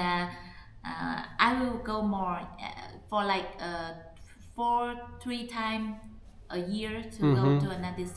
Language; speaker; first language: English; non-native, learner; Vietnamese